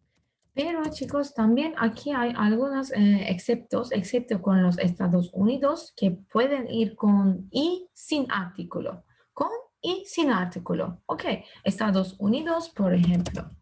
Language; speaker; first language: Spanish; non-native, fluent; Turkish